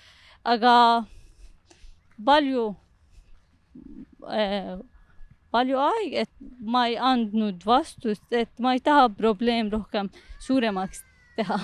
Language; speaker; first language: Estonian; non-native, learner; Arabic